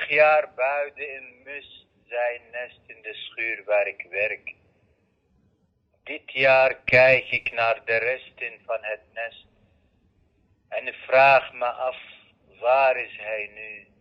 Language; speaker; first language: Dutch; non-native, fluent; Arabic